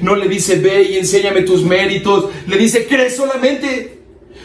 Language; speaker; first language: Spanish; native; Spanish